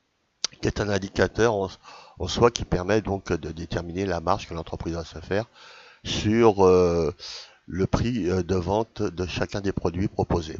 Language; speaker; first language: French; native; French